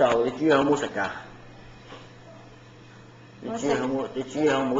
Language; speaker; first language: Cantonese; native; Cantonese